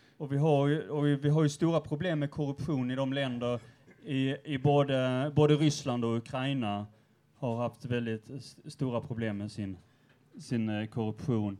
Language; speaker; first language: Swedish; native; Swedish